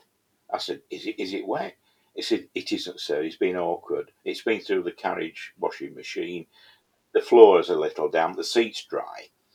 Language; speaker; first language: English; native; English